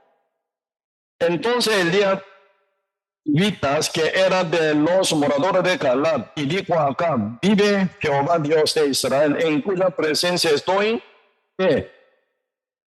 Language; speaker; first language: Spanish; non-native, learner; Korean